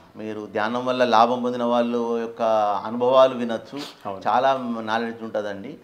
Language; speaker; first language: Telugu; native; Telugu